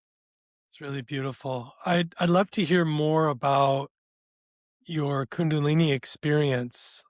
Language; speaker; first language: English; native; English